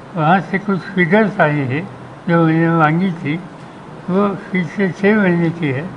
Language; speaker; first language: Hindi; non-native, local second language; Marathi